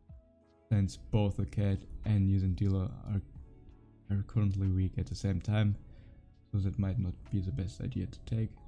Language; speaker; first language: English; non-native, fluent; German